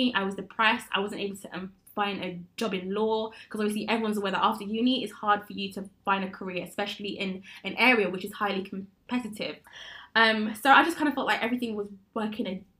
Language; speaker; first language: English; native; English